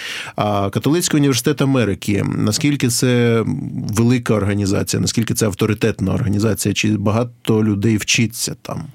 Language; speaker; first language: Ukrainian; native; Ukrainian